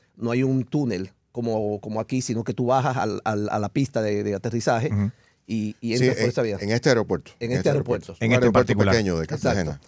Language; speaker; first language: Spanish; early bilingual, heritage; Spanish